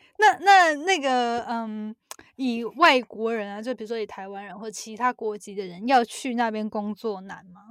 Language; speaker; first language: Chinese; native; Chinese